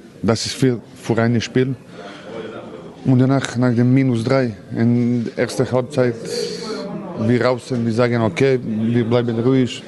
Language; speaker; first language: German; non-native, learner; Croatian